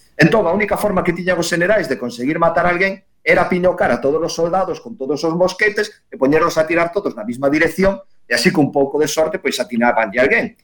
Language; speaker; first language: Galician; native; Galician